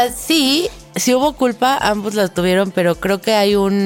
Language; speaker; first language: Spanish; native; Spanish